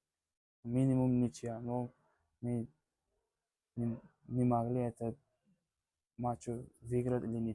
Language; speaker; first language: Russian; non-native, learner; Tajik